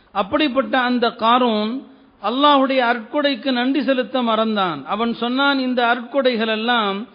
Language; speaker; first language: Tamil; native; Tamil